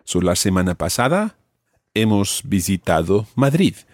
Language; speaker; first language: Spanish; non-native, fluent; English